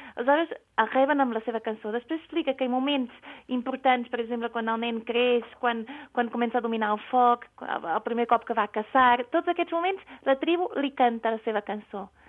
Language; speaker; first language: Catalan; non-native, fluent; Portuguese